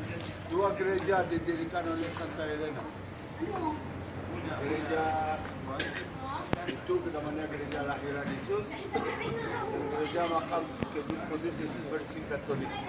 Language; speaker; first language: Indonesian; non-native, learner; Hebrew